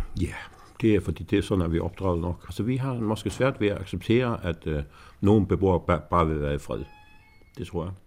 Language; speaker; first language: Danish; native; Danish